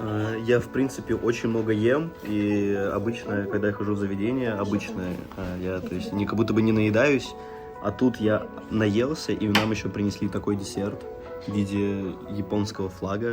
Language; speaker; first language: Russian; native; Russian